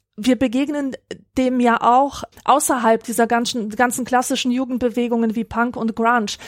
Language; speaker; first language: German; early bilingual, other home language; Polish